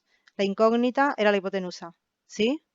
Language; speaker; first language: Spanish; native; Spanish